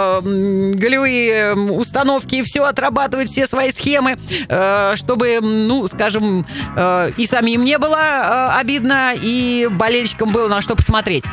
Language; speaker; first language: Russian; native; Russian